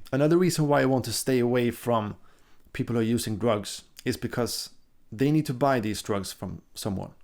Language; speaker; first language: English; non-native, fluent; Swedish